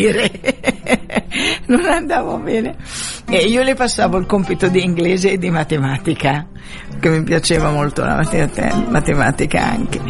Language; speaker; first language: Italian; non-native, fluent; Arabic